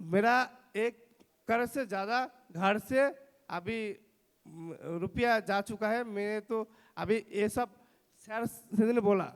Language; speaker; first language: Hindi; non-native, local second language; Bangla